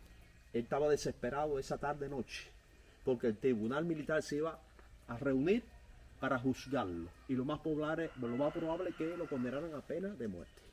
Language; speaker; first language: Spanish; native; Spanish